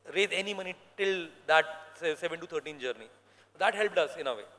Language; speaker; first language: English; non-native, local second language; Hindi